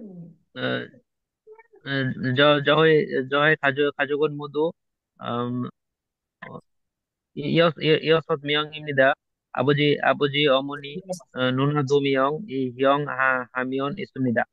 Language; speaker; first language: Korean; non-native, learner; Bangla